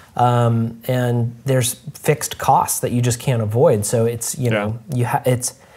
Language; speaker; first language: English; native; English